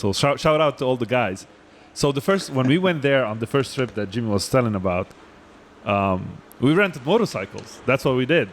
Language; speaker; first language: English; non-native, local second language; Arabic